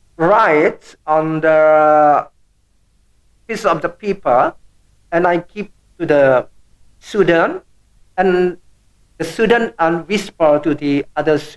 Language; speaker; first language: English; non-native, learner; Indonesian